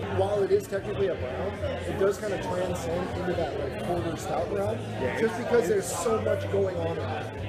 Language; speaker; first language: English; native; English